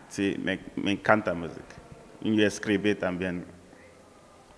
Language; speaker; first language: Spanish; non-native, learner; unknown